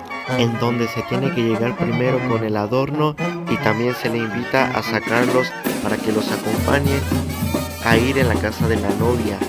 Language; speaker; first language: Spanish; native; Spanish